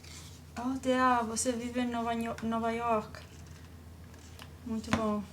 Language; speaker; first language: Portuguese; non-native, learner; English